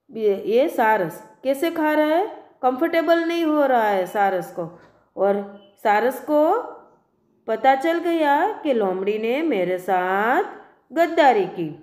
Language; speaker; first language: Hindi; non-native, local second language; Gujarati